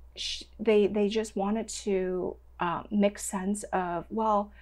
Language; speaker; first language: English; non-native, local second language; Cantonese